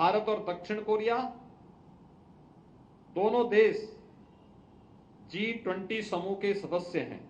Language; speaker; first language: Hindi; native; Hindi